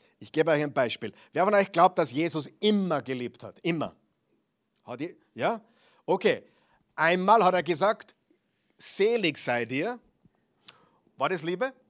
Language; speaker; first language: German; non-native, fluent; English